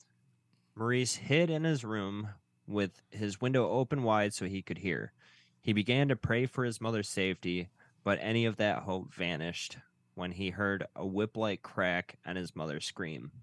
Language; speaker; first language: English; native; English